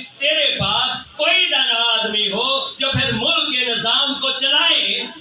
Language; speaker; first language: Urdu; non-native, local second language; Punjabi